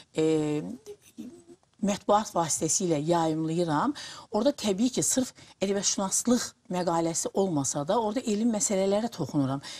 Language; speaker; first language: Azerbaijani; native; Azerbaijani